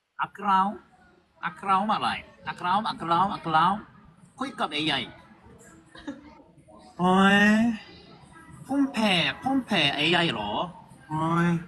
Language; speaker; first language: Thai; non-native, learner; Korean